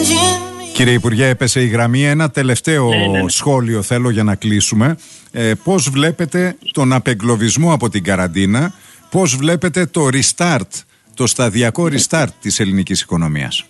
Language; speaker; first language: Greek; native; Greek